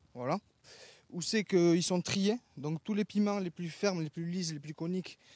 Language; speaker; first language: French; native; French